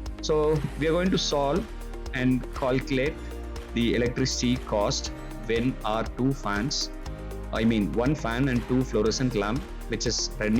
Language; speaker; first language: English; non-native, local second language; Tamil